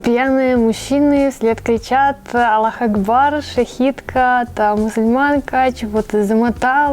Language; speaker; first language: Russian; native; Russian